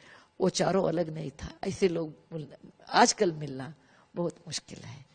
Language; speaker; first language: Hindi; non-native, local second language; Kannada